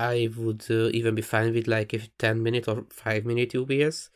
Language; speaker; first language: English; non-native, fluent; Hungarian